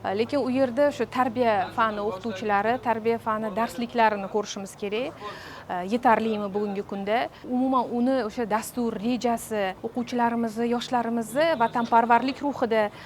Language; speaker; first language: Uzbek; native; Uzbek